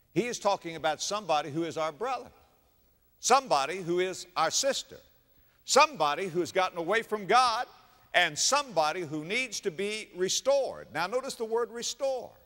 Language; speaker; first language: English; native; English